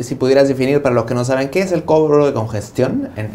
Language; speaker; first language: Spanish; native; Spanish